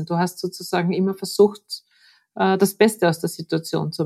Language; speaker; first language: German; native; German